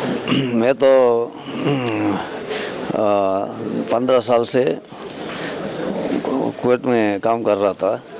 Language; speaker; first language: Hindi; non-native, local second language; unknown